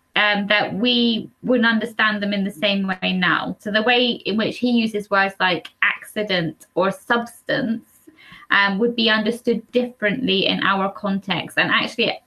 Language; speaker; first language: English; native; English